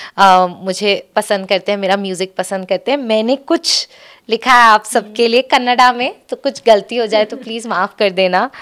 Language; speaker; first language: Hindi; native; Hindi